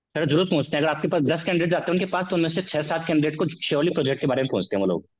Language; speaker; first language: Hindi; native; Hindi